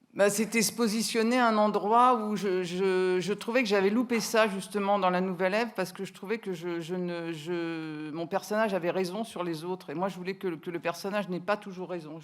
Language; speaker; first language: French; native; French